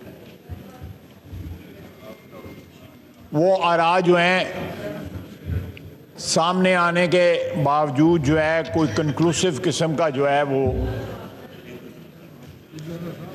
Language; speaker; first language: Urdu; non-native, local second language; Punjabi